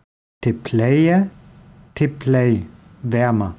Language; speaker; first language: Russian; non-native, learner; German